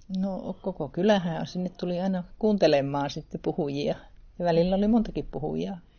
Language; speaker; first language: Finnish; native; Finnish